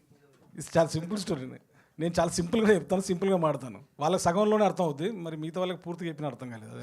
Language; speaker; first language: Telugu; native; Telugu